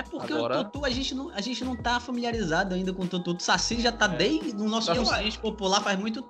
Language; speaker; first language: Portuguese; native; Portuguese